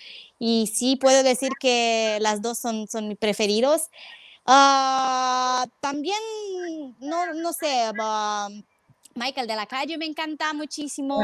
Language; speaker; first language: Spanish; non-native, fluent; Romanian